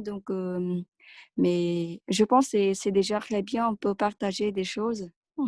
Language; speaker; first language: French; non-native, learner; Vietnamese